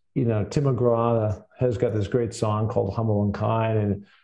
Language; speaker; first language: English; native; English